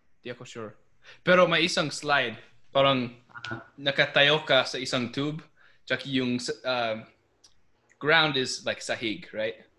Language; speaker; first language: Filipino; non-native, fluent; English